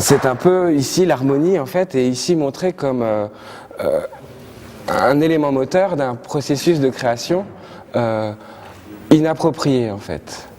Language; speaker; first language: French; native; French